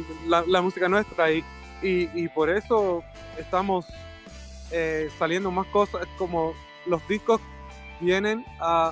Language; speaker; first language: Spanish; non-native, fluent; Swedish